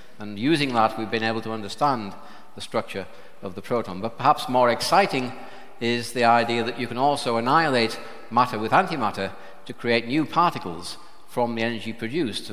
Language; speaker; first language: English; native; English